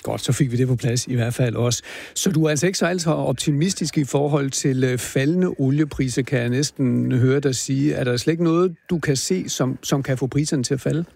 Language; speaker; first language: Danish; native; Danish